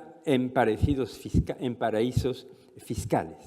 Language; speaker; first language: Spanish; non-native, fluent; French